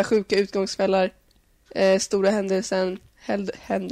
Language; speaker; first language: Swedish; native; Swedish